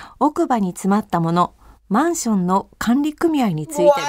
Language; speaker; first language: Japanese; native; Japanese